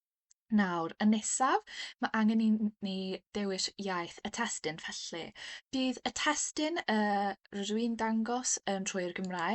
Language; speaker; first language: Welsh; non-native, local second language; English